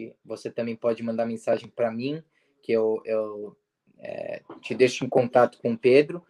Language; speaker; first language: Portuguese; early bilingual, heritage; Portuguese